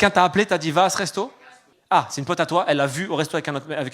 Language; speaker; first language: French; native; French